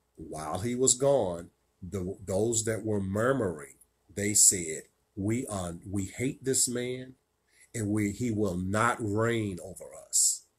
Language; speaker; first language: English; native; English